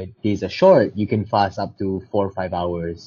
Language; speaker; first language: English; non-native, local second language; Malay